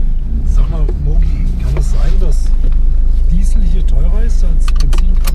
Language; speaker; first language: German; native; German